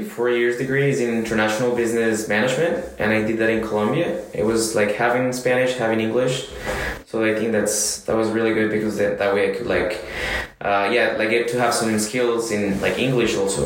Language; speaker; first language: English; non-native, fluent; Spanish